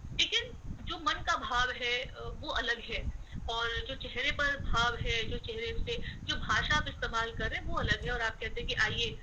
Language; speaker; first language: Hindi; native; Hindi